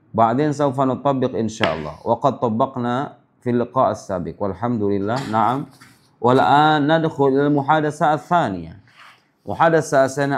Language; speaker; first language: Arabic; non-native, fluent; Indonesian